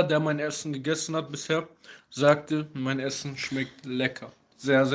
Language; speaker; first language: German; early bilingual, other home language; Kurdish